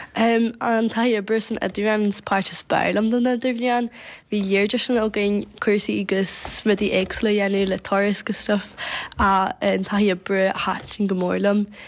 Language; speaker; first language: Irish; native; Irish